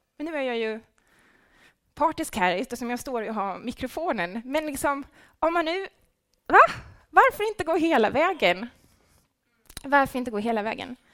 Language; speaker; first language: Swedish; native; Swedish